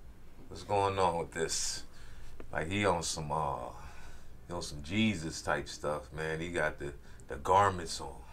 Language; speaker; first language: English; native; English